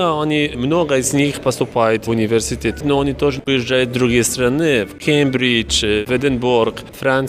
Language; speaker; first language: Russian; non-native, fluent; Polish